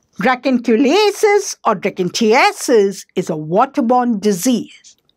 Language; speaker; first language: English; non-native, local second language; Hindi